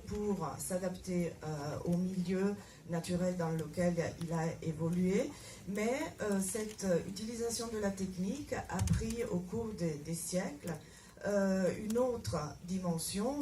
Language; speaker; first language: French; non-native, fluent; Italian